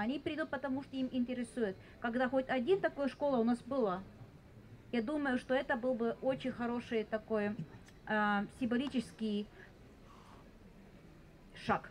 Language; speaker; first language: Russian; non-native, fluent; Estonian